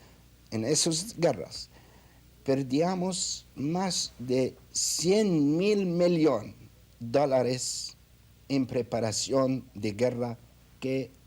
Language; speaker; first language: Spanish; non-native, fluent; Arabic